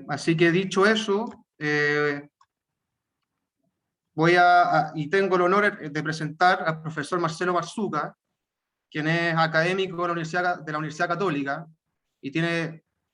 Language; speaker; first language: Spanish; native; Spanish